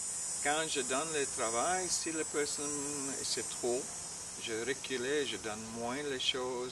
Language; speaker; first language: French; non-native, learner; English